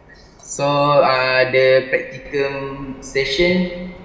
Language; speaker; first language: English; non-native, local second language; Malay